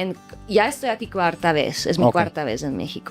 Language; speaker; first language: Spanish; non-native, fluent; Slovak